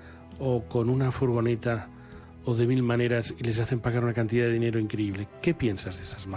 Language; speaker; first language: Spanish; non-native, local second language; Catalan